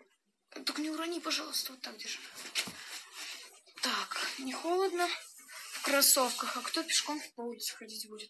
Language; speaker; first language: Russian; native; Russian